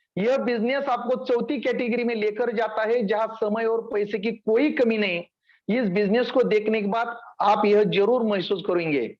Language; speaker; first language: Hindi; non-native, local second language; Marathi